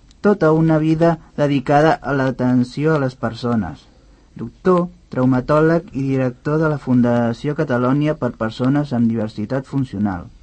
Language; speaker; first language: Catalan; native; Catalan